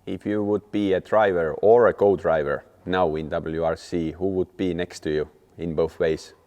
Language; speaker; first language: English; non-native, fluent; Estonian